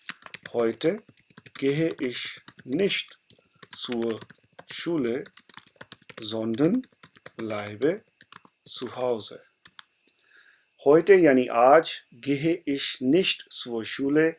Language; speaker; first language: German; non-native, fluent; Hindi